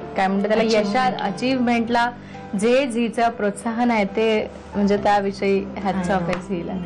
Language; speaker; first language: Marathi; native; Marathi